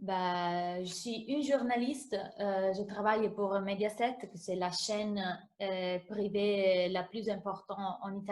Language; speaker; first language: French; non-native, fluent; Italian